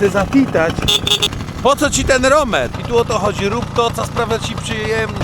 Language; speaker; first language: Polish; native; Polish